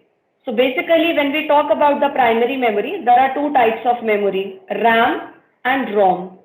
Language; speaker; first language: English; non-native, local second language; Hindi